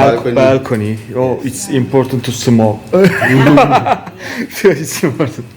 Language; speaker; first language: English; non-native, learner; Turkish